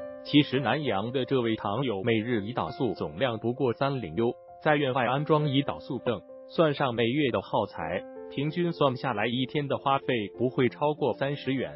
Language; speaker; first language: Chinese; native; Chinese